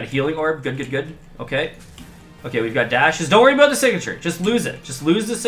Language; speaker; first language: English; native; English